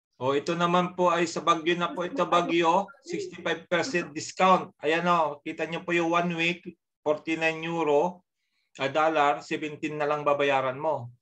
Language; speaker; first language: Filipino; native; Filipino